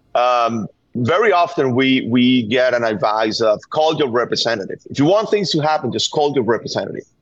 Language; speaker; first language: English; non-native, fluent; Spanish